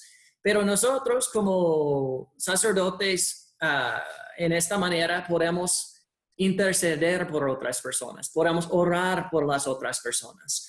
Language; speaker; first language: Spanish; non-native, fluent; English